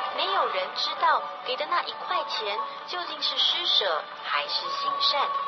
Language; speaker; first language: Chinese; native; Chinese